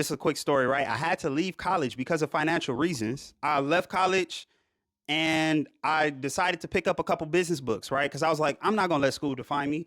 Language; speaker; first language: English; native; English